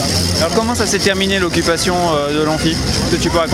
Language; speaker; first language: French; native; French